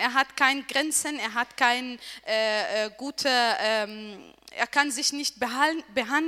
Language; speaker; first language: German; non-native, learner; Arabic